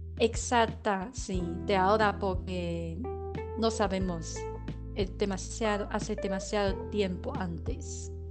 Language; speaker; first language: Spanish; non-native, learner; Chinese